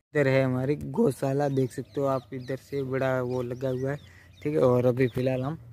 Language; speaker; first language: Hindi; native; Hindi